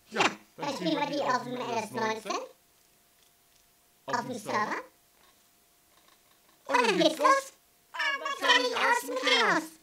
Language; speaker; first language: German; native; German